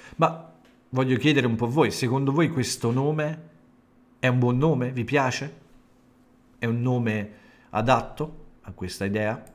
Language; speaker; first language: Italian; native; Italian